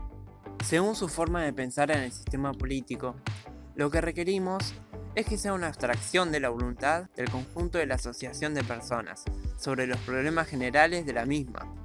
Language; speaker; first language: Spanish; native; Spanish